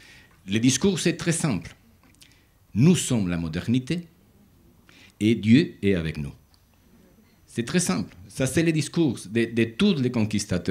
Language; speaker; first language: French; non-native, learner; Spanish